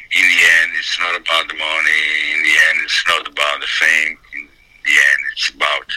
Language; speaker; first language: English; non-native, fluent; Italian